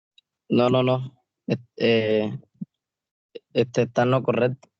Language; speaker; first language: Spanish; native; Spanish